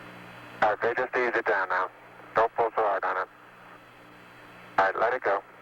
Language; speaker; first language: English; native; English